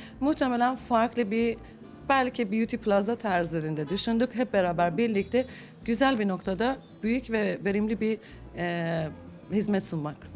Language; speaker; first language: Turkish; non-native, fluent; Persian